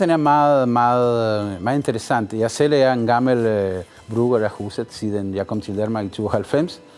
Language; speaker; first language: Danish; non-native, fluent; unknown